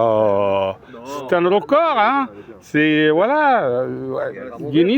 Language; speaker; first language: French; non-native, fluent; Arabic